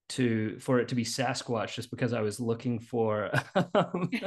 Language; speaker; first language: English; native; English